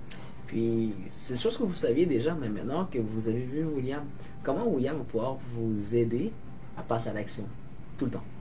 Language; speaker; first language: French; native; French